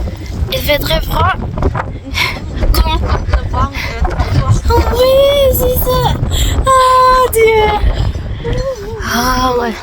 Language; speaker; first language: French; non-native, learner; Indonesian